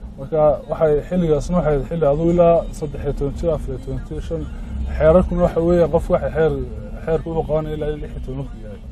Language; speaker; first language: Somali; early bilingual, other home language; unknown